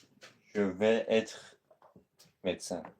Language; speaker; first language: French; non-native, learner; Azerbaijani